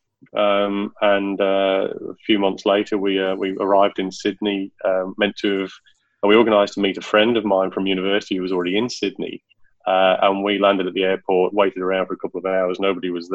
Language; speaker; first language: English; native; English